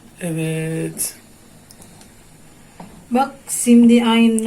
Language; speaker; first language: Turkish; non-native, learner; Indonesian